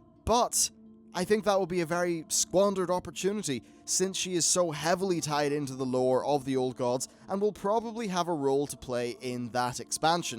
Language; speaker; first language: English; native; English